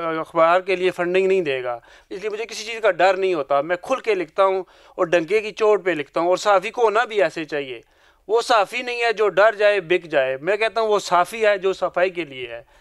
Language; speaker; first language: Urdu; non-native, local second language; Punjabi